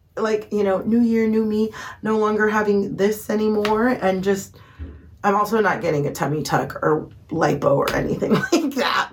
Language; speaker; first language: English; early bilingual, other home language; Spanish